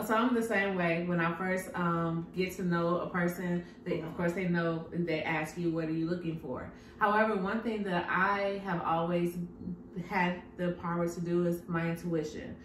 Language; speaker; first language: English; native; English